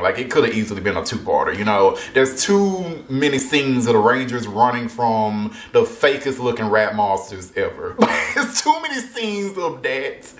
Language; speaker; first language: English; native; English